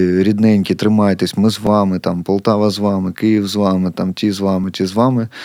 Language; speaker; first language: Ukrainian; native; Ukrainian